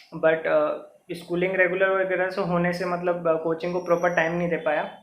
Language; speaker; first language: Hindi; native; Hindi